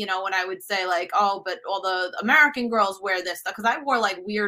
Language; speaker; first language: English; early bilingual, other home language; Italian